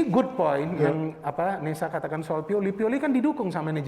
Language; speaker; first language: Indonesian; native; Indonesian